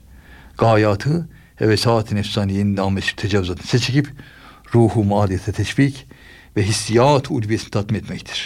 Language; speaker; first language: Turkish; native; Turkish